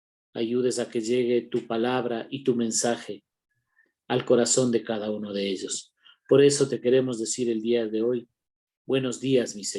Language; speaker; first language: Spanish; native; Spanish